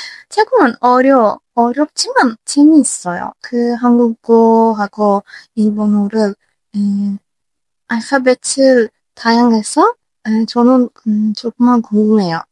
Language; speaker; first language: Korean; non-native, learner; Turkish